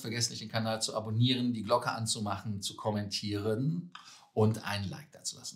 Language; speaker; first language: German; native; German